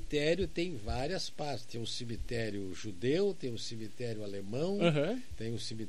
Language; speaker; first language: Portuguese; native; Portuguese